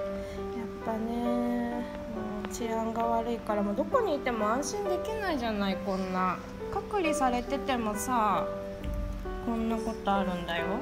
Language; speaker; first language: Japanese; native; Japanese